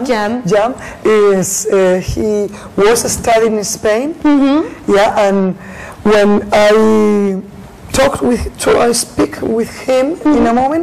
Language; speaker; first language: English; non-native, learner; Spanish